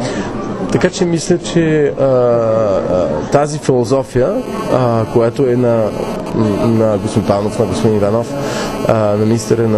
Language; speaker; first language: Bulgarian; non-native, fluent; French